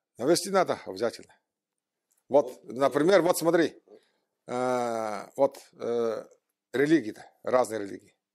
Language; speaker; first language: Russian; non-native, local second language; Tuvinian